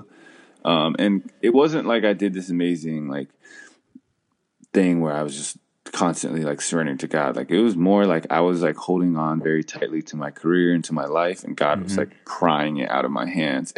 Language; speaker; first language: English; native; English